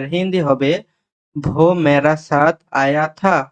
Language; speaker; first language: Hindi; non-native, learner; Bangla